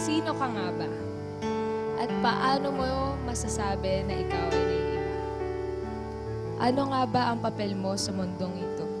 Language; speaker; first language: Filipino; native; Filipino